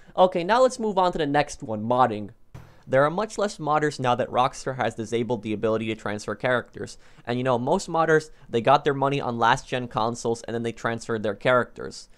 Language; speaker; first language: English; native; English